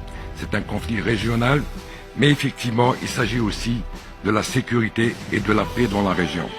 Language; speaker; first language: French; non-native, local second language; Arabic